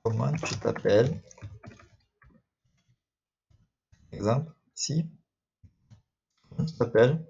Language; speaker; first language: French; non-native, fluent; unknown